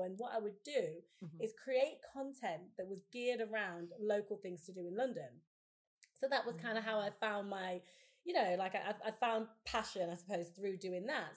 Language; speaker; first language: English; native; English